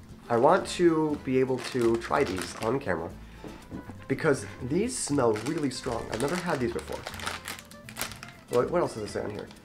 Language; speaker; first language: English; native; English